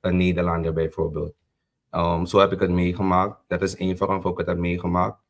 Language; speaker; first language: Dutch; native; Dutch